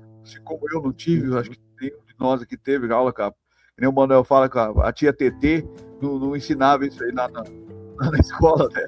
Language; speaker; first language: Portuguese; native; Portuguese